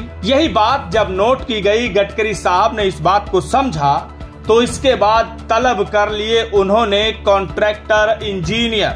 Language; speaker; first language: Hindi; native; Hindi